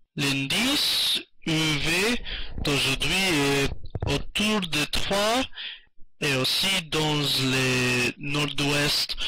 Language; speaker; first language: French; non-native, learner; English